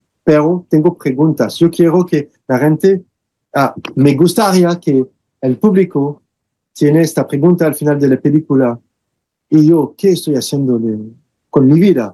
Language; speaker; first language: Spanish; non-native, fluent; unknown